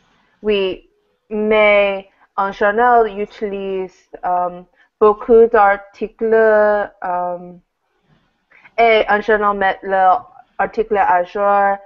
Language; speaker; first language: French; non-native, learner; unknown